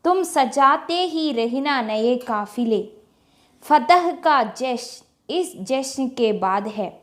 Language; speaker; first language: Hindi; non-native, local second language; Malayalam